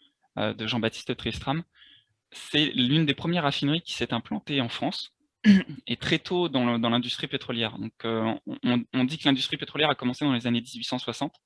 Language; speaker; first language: French; native; French